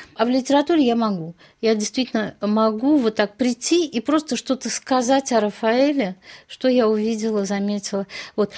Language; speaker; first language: Russian; native; Russian